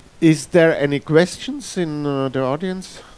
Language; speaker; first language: English; non-native, fluent; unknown